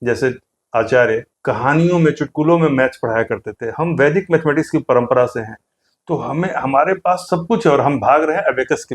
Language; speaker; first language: Hindi; native; Hindi